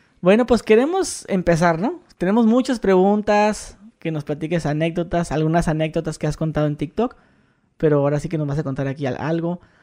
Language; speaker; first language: Spanish; native; Spanish